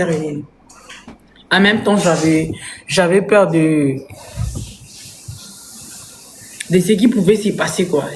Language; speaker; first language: French; non-native, local second language; Lingala